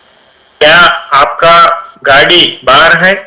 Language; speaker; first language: Hindi; non-native, learner; Telugu